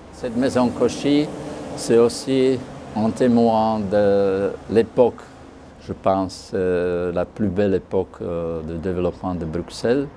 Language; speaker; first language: French; non-native, fluent; Slovak